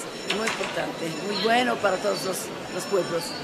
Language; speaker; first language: Spanish; non-native, fluent; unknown